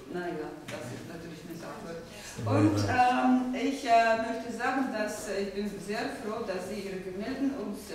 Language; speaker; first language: German; non-native, fluent; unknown